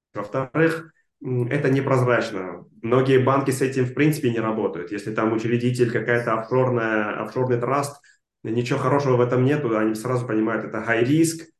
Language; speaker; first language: Russian; non-native, local second language; Armenian